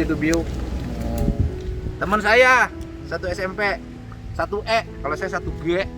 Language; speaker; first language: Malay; non-native, local second language; Sundanese